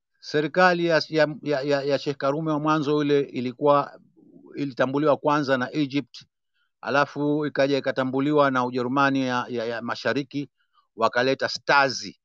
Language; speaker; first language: Swahili; native; Swahili